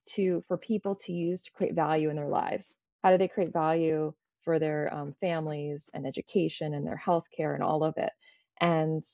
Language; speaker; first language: English; early bilingual, other home language; Croatian